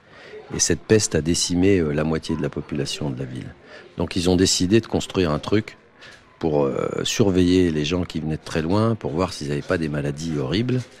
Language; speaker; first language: French; native; French